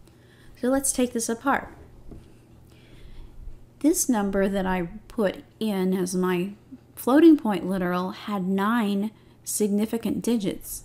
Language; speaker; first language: English; native; English